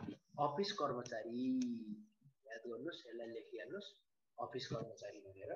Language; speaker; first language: Korean; non-native, fluent; Nepali